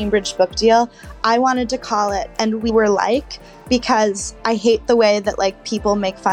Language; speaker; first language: English; native; English